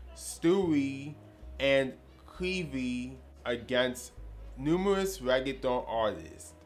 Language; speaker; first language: English; early bilingual, other home language; Spanish